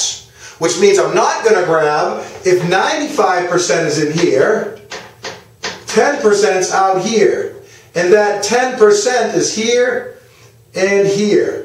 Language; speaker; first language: English; native; English